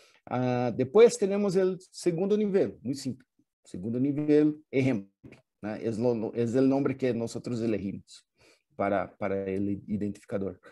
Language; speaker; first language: Spanish; non-native, fluent; Portuguese